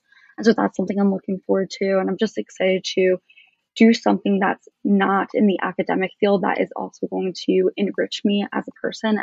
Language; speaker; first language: English; native; English